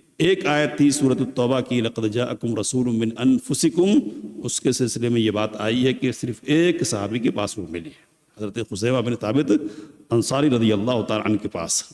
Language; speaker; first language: Urdu; native; Urdu